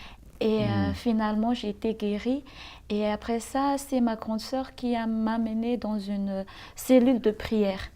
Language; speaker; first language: French; non-native, local second language; Malagasy